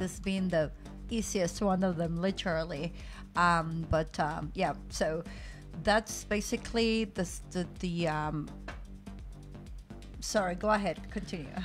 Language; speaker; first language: English; non-native, fluent; Spanish